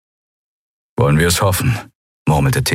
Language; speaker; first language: German; native; German